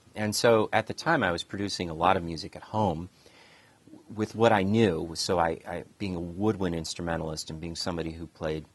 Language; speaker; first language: English; native; English